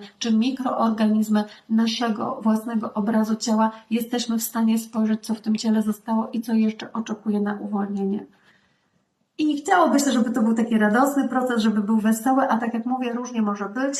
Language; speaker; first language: Polish; native; Polish